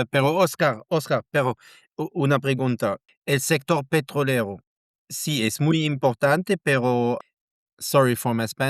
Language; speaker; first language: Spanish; non-native, learner; German